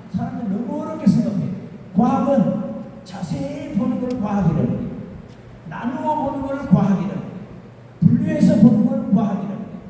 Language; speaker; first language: Korean; native; Korean